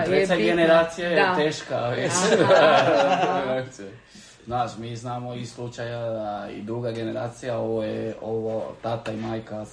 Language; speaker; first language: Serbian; early bilingual, heritage; Spanish